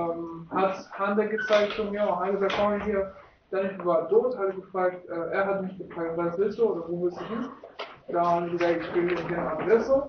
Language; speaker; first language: German; non-native, learner; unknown